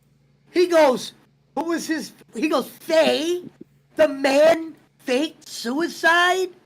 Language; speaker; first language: English; native; English